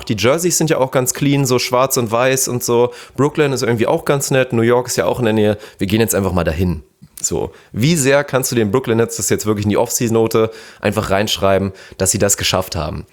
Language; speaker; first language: German; native; German